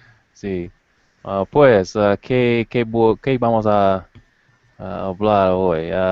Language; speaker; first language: Spanish; non-native, learner; English